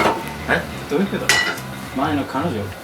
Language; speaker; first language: Japanese; non-native, learner; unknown